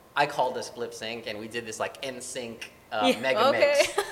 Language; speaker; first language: English; early bilingual, other home language; Filipino